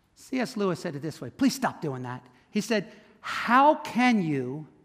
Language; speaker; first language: English; native; English